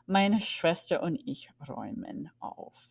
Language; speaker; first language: German; non-native, fluent; English